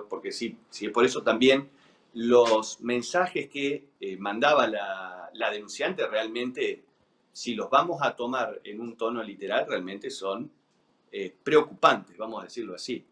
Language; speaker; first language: Spanish; native; Spanish